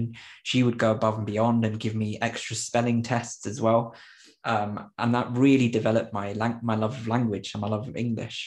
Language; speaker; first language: English; early bilingual, other home language; Spanish